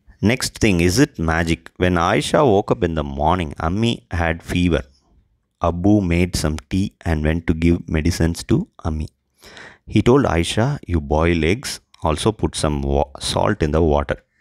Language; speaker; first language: English; non-native, local second language; Tamil